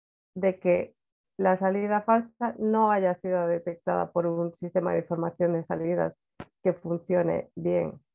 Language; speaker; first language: Spanish; native; Spanish